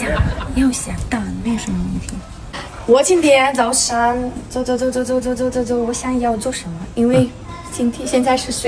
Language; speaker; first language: Chinese; non-native, learner; Ukrainian